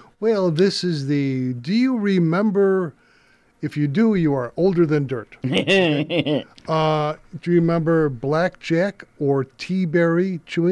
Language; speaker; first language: English; native; English